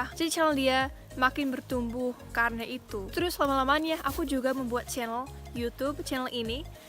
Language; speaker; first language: Indonesian; non-native, fluent; English